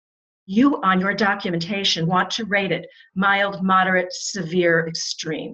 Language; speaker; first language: English; native; English